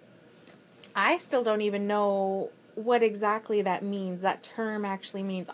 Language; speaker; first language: English; native; English